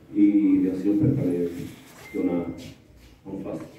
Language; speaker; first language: French; non-native, fluent; Portuguese